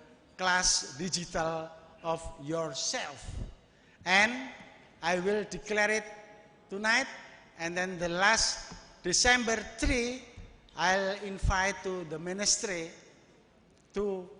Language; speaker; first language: English; non-native, learner; Indonesian